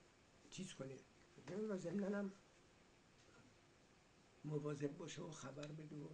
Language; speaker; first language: Persian; early bilingual, heritage; Persian